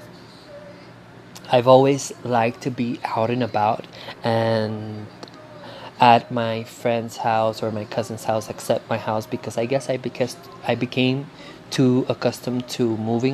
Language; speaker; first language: English; non-native, fluent; Spanish